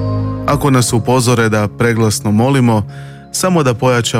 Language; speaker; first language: Croatian; native; Croatian